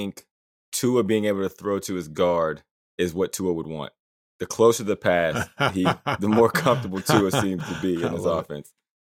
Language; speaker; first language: English; native; English